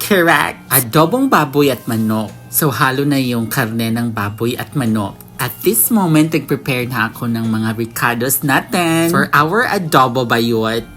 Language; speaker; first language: Filipino; non-native, local second language; Cebuano